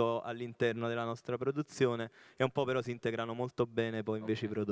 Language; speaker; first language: Italian; native; Italian